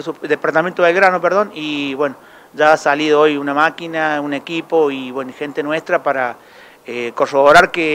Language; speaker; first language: Spanish; native; Spanish